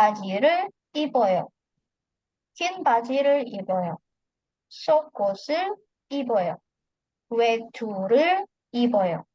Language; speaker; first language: Korean; non-native, fluent; Indonesian